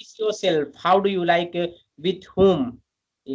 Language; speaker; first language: English; non-native, learner; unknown